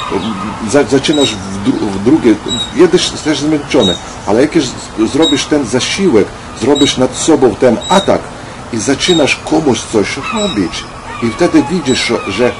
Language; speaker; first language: Polish; non-native, learner; Ukrainian